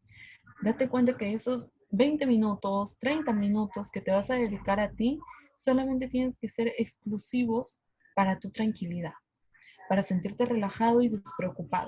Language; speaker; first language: Spanish; native; Spanish